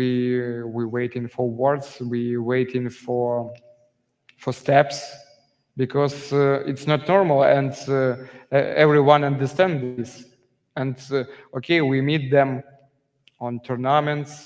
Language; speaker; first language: English; non-native, learner; Ukrainian